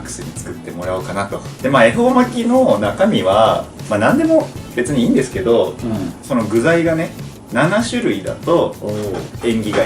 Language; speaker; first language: Japanese; native; Japanese